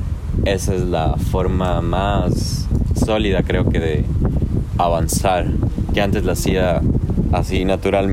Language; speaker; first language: Spanish; native; Spanish